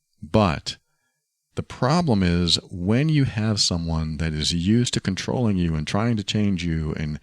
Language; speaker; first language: English; native; English